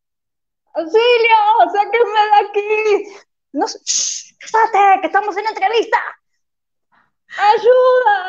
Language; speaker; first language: Spanish; native; Spanish